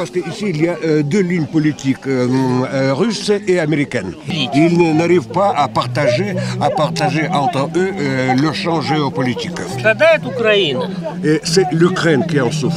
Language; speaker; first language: French; non-native, fluent; Russian